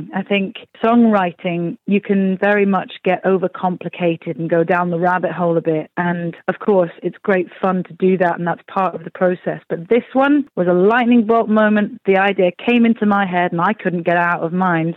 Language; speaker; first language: English; native; English